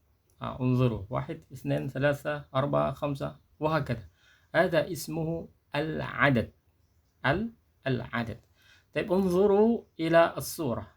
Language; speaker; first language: Arabic; non-native, fluent; Indonesian